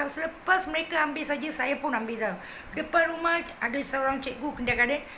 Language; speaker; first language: Malay; non-native, local second language; Tamil